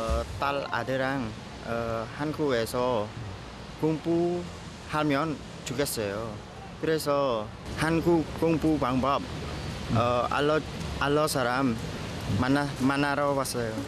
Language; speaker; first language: Korean; non-native, learner; Khmer